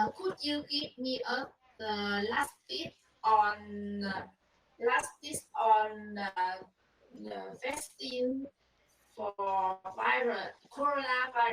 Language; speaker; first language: English; non-native, learner; Vietnamese